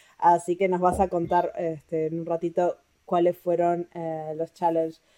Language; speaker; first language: Spanish; native; Spanish